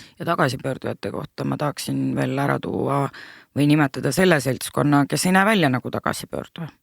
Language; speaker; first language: Estonian; native; Estonian